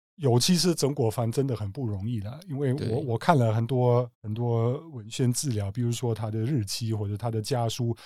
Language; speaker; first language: Chinese; non-native, fluent; German